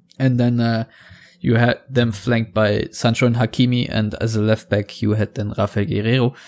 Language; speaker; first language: English; non-native, fluent; German